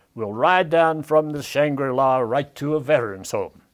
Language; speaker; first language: English; native; English